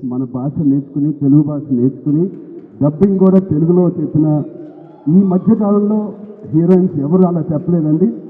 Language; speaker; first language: Telugu; native; Telugu